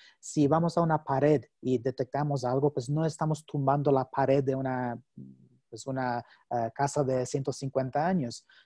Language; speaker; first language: Spanish; non-native, fluent; English